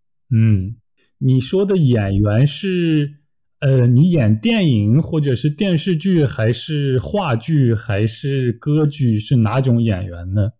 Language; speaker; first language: Chinese; native; Chinese